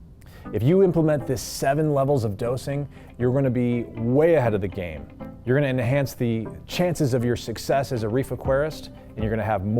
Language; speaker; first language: English; native; English